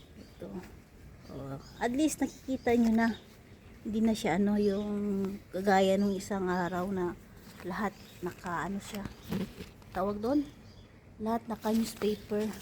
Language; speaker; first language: Filipino; non-native, local second language; Chavacano